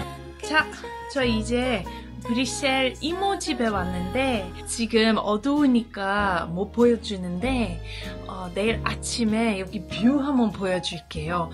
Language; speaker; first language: Korean; non-native, fluent; French